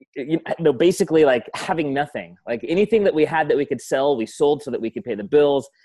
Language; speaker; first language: English; early bilingual, other home language; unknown